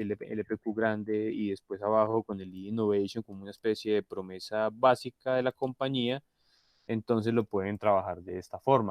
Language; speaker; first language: Spanish; native; Spanish